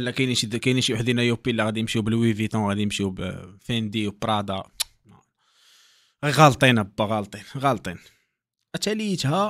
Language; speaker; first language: Arabic; native; Arabic